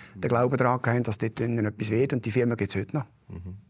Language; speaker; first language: German; native; German